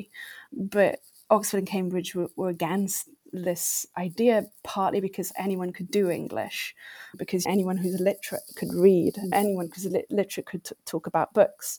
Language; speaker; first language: English; native; English